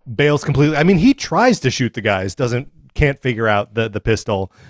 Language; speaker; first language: English; native; English